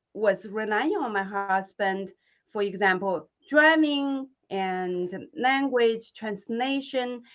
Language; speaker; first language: English; non-native, fluent; Chinese